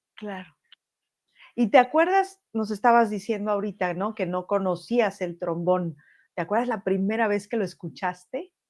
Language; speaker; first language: Spanish; native; Spanish